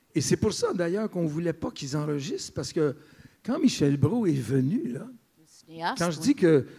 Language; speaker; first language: French; native; French